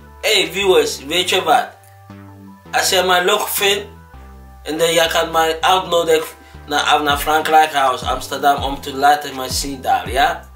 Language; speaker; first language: Dutch; non-native, learner; Akan